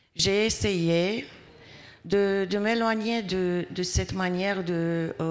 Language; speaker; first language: French; non-native, fluent; Romanian